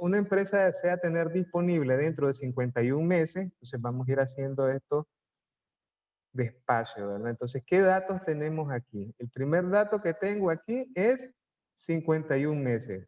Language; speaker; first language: Spanish; native; Spanish